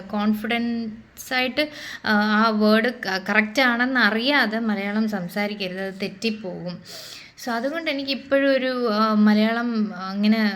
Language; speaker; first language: Malayalam; early bilingual, heritage; Malayalam